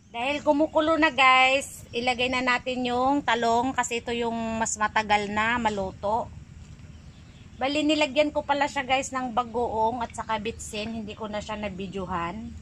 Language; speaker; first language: Filipino; non-native, local second language; Iloko